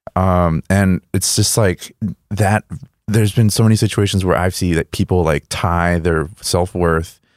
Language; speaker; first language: English; early bilingual, other home language; Spanish